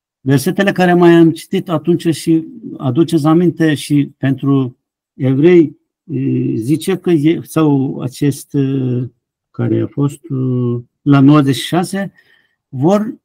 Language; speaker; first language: Romanian; non-native, fluent; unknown